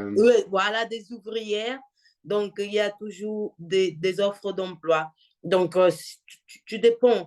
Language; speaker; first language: French; non-native, fluent; Portuguese